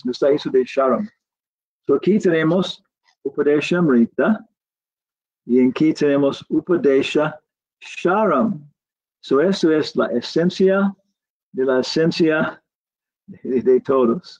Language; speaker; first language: Spanish; non-native, learner; English